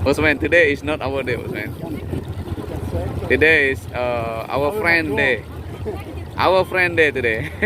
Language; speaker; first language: English; non-native, fluent; Malay